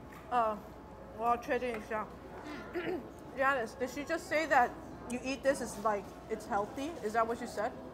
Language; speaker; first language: English; early bilingual, other home language; Chinese